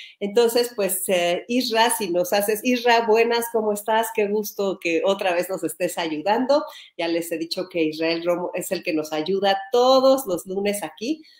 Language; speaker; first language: Spanish; native; Spanish